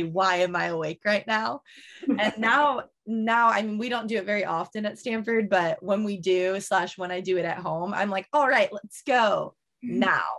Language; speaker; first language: English; native; English